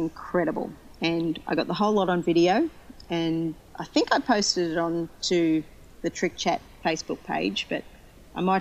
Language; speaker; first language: English; native; English